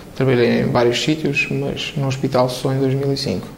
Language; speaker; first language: Portuguese; non-native, fluent; Romanian